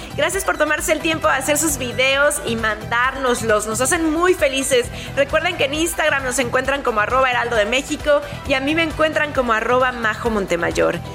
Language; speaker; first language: Spanish; native; Spanish